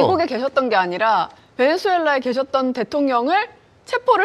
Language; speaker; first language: Korean; native; Korean